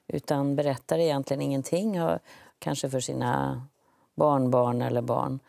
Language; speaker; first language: Swedish; native; Swedish